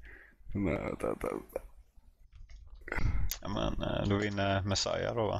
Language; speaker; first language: Swedish; native; Swedish